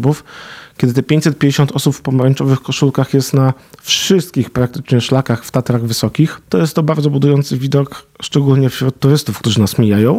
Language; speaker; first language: Polish; native; Polish